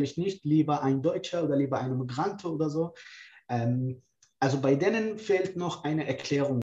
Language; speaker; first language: German; non-native, fluent; Kurdish